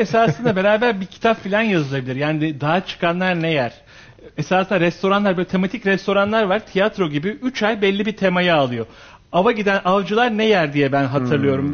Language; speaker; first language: Turkish; native; Turkish